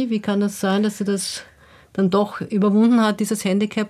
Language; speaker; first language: German; native; German